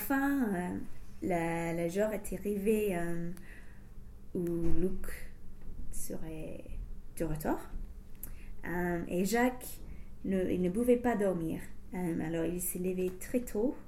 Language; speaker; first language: French; non-native, fluent; English